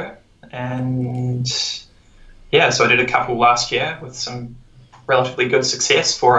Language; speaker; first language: English; native; English